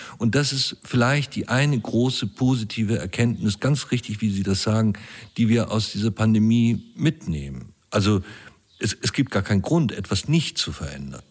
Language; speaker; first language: German; native; German